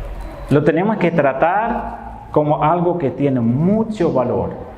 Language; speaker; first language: Spanish; non-native, fluent; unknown